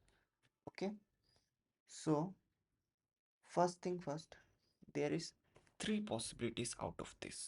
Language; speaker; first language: English; non-native, local second language; Hindi